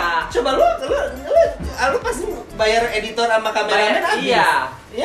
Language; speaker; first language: Indonesian; native; Indonesian